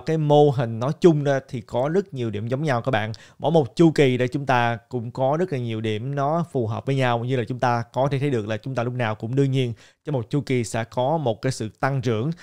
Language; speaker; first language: Vietnamese; native; Vietnamese